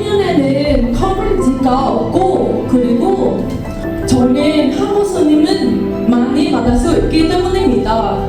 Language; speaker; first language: Korean; non-native, learner; Vietnamese